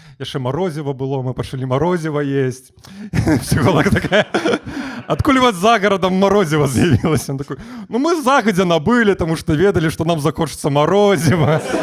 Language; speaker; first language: Belarusian; non-native, local second language; Russian